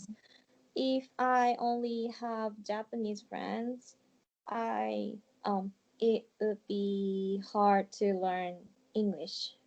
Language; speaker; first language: English; non-native, learner; Japanese